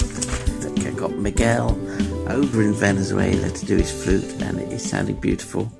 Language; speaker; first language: English; native; English